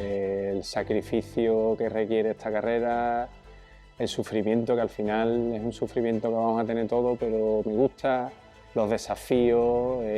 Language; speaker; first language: Spanish; native; Spanish